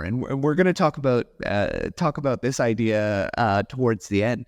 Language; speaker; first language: English; native; English